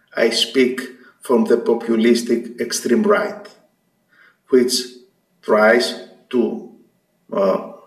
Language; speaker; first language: English; non-native, fluent; Greek